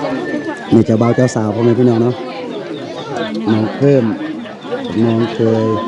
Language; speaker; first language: Thai; non-native, local second language; Lao